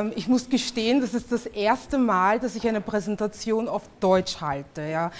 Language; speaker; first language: German; early bilingual, other home language; English